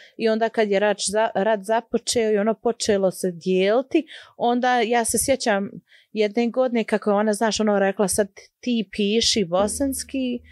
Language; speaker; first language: Croatian; early bilingual, heritage; Bosnian